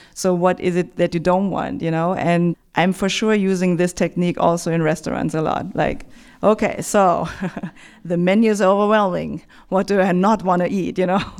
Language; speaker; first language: English; non-native, fluent; German